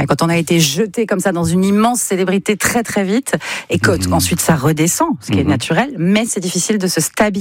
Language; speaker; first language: French; native; French